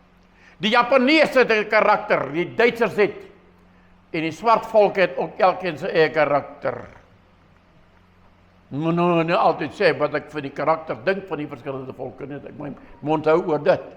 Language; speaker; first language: Afrikaans; native; Afrikaans